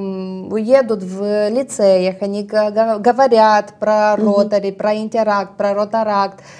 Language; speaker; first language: Russian; non-native, local second language; Romanian